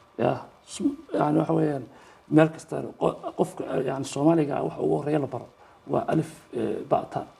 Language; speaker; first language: Somali; native; Somali